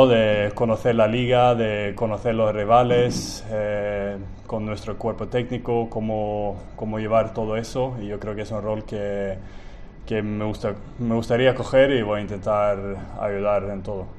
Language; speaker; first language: Spanish; non-native, fluent; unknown